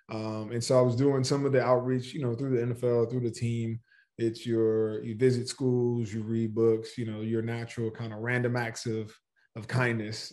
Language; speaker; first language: English; native; English